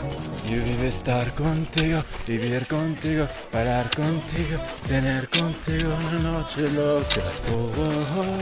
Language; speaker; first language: Spanish; non-native, learner; English